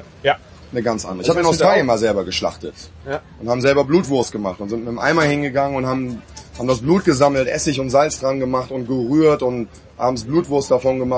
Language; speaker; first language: German; native; German